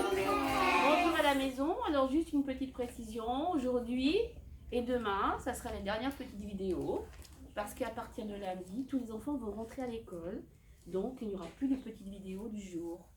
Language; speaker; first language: French; native; French